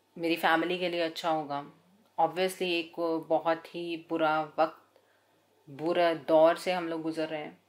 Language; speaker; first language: Hindi; native; Hindi